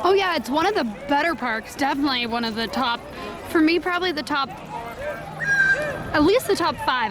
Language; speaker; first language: English; native; English